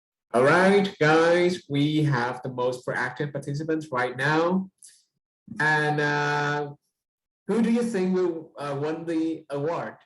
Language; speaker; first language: English; non-native, fluent; Vietnamese